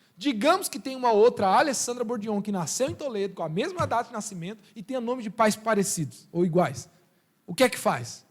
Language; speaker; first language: Portuguese; early bilingual, other home language; Spanish